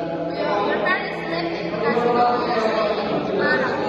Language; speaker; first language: English; non-native, learner; Indonesian